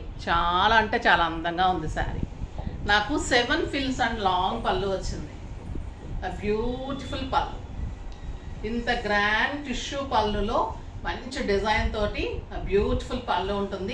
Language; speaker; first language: Telugu; native; Telugu